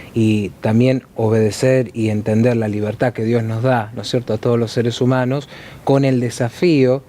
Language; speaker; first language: Spanish; native; Spanish